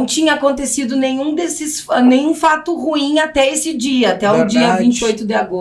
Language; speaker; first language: Portuguese; native; Portuguese